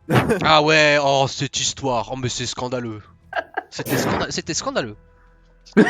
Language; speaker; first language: French; native; French